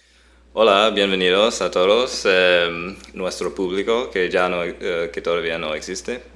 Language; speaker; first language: Spanish; non-native, fluent; English